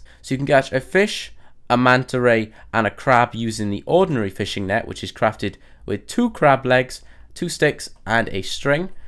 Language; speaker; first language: English; native; English